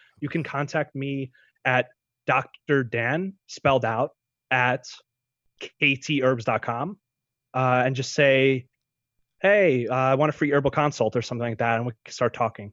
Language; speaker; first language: English; early bilingual, other home language; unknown